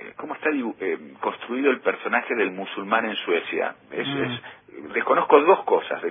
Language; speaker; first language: Spanish; native; Spanish